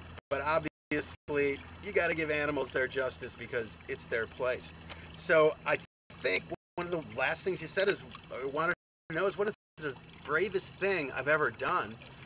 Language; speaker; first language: English; native; English